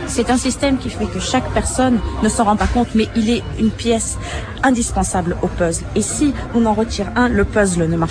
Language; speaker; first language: French; native; French